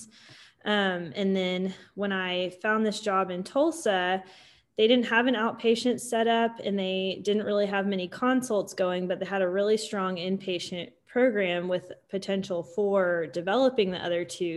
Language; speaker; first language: English; native; English